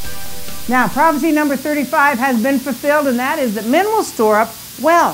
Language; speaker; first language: English; native; English